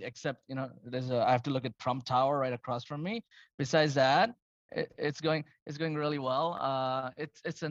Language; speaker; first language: English; non-native, fluent; Arabic